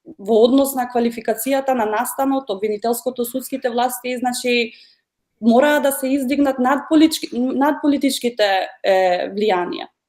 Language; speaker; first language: Macedonian; early bilingual, heritage; Macedonian